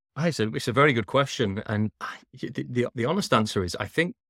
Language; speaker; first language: English; native; English